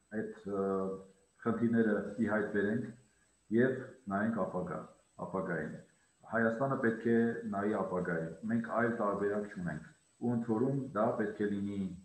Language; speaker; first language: Armenian; native; Armenian